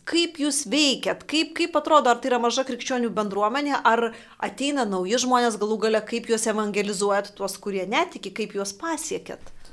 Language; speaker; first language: Lithuanian; native; Lithuanian